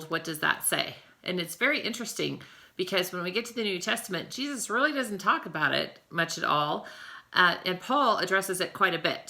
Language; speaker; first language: English; native; English